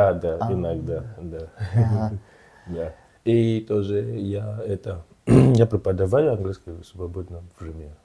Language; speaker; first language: Russian; non-native, learner; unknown